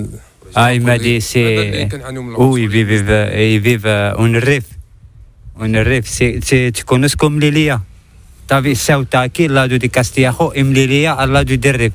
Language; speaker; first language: Spanish; non-native, learner; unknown